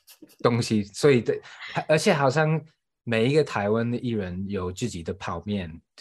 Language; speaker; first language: Chinese; non-native, fluent; English